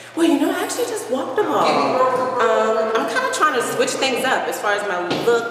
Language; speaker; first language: English; native; English